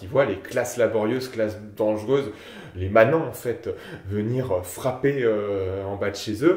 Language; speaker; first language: French; native; French